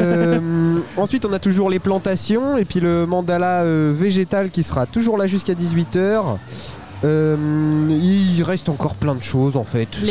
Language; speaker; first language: French; native; French